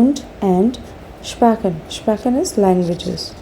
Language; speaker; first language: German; non-native, learner; Hindi